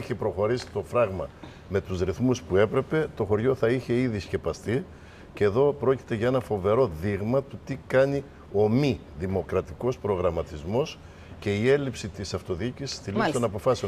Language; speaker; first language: Greek; native; Greek